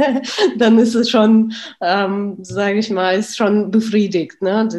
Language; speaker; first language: German; early bilingual, other home language; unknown